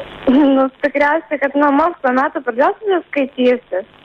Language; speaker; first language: Lithuanian; native; Lithuanian